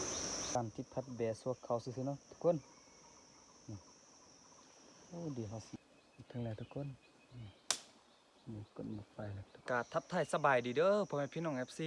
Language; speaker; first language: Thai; non-native, local second language; Lahu